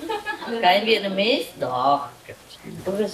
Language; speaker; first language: German; non-native, learner; Vietnamese